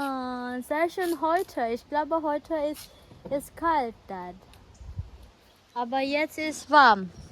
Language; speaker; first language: German; non-native, learner; Filipino